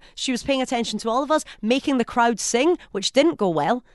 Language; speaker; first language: English; native; English